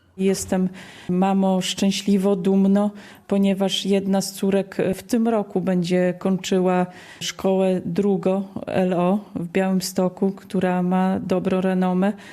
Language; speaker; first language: Polish; native; Polish